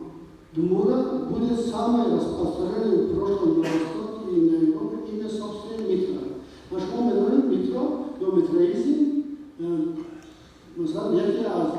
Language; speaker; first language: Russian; non-native, local second language; Tajik